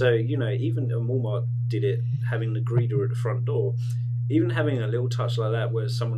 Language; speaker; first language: English; native; English